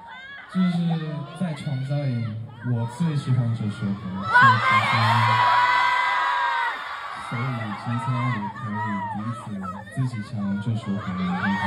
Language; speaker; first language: Chinese; non-native, learner; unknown